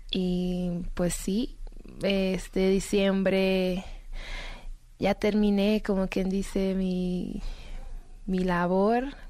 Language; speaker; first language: Spanish; native; Spanish